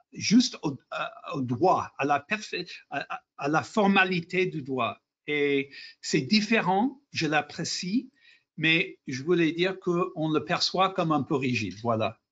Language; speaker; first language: French; non-native, fluent; English